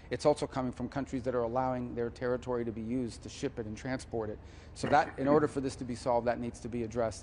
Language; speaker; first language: English; native; English